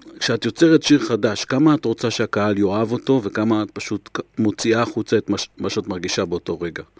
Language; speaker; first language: Hebrew; native; Hebrew